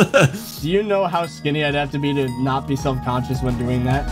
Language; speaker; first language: English; native; English